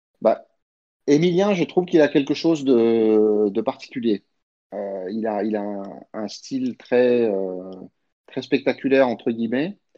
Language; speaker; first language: French; early bilingual, other home language; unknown